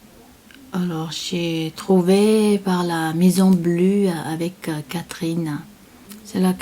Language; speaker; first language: French; non-native, learner; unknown